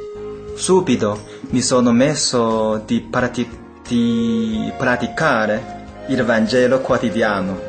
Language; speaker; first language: Italian; non-native, fluent; Chinese